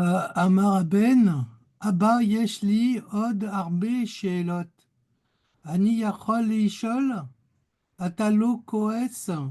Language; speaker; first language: Hebrew; non-native, learner; French